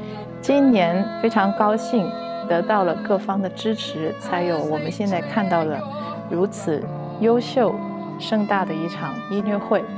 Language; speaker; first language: Chinese; native; Chinese